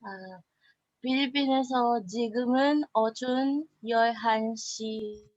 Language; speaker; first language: Korean; non-native, learner; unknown